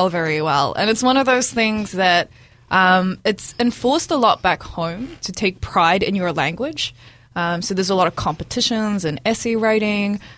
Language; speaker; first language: English; native; English